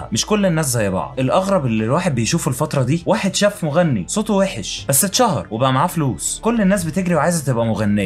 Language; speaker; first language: Arabic; native; Arabic